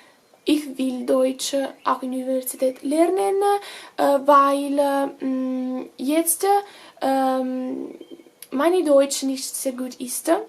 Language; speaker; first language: German; non-native, learner; Italian